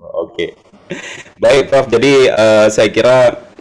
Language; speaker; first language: Indonesian; native; Indonesian